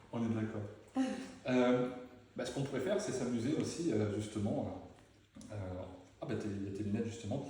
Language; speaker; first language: French; native; French